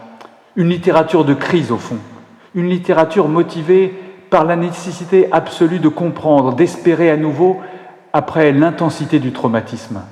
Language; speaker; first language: French; native; French